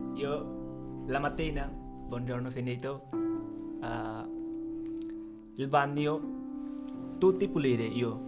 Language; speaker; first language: Italian; non-native, learner; Bangla